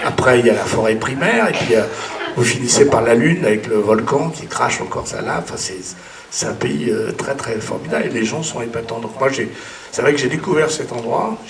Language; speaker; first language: French; native; French